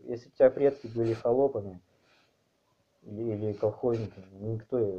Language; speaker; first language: Russian; native; Russian